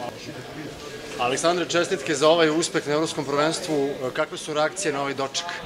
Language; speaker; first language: Serbian; native; Serbian